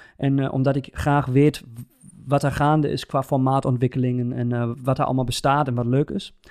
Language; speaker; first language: Dutch; native; Dutch